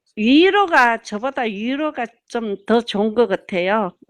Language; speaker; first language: Korean; early bilingual, heritage; Korean